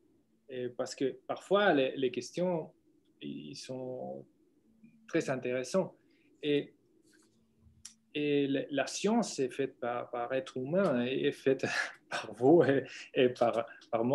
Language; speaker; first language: French; non-native, fluent; Spanish